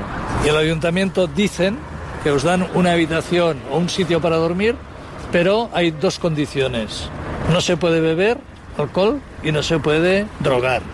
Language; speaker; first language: Spanish; native; Spanish